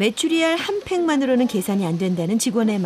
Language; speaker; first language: Korean; native; Korean